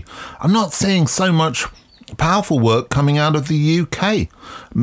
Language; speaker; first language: English; native; English